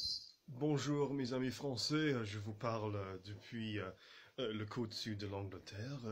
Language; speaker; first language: French; non-native, fluent; English